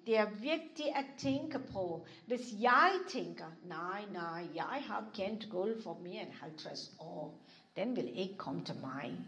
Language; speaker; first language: Danish; non-native, fluent; English